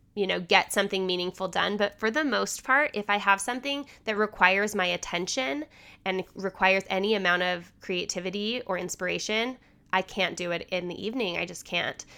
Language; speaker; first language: English; native; English